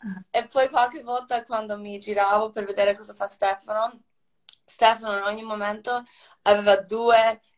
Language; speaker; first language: Italian; non-native, fluent; Croatian